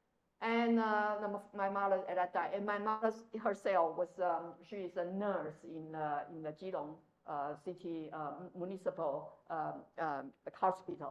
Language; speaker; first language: English; non-native, fluent; Chinese